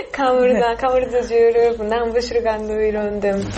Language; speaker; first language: Kyrgyz; non-native, learner; Japanese